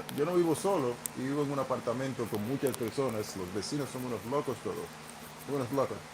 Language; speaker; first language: Spanish; non-native, fluent; English